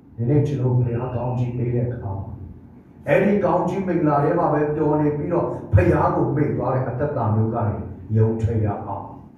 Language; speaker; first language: Burmese; non-native, local second language; Tedim Chin